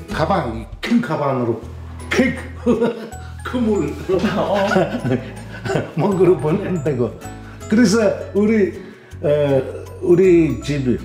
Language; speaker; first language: Korean; non-native, fluent; Mongolian